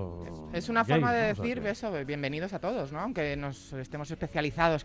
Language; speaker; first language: Spanish; native; Spanish